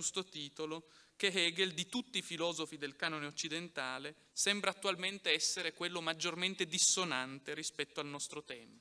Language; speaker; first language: Italian; native; Italian